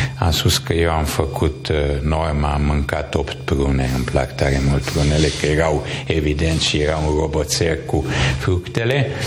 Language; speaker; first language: Romanian; non-native, local second language; Hungarian